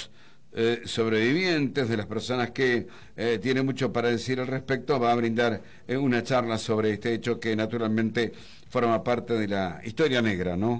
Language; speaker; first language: Spanish; native; Spanish